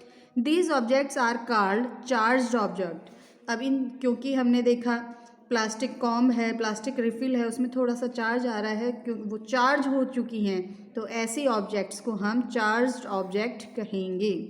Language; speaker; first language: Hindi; native; Hindi